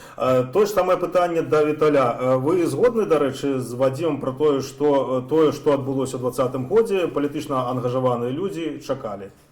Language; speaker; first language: Belarusian; native; Belarusian